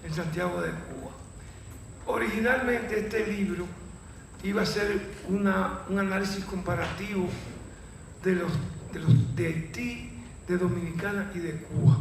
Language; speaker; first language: Spanish; native; Spanish